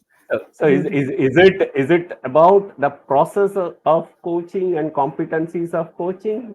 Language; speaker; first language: English; non-native, local second language; Tamil